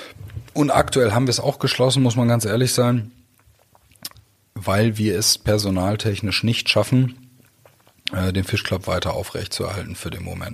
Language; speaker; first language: German; native; German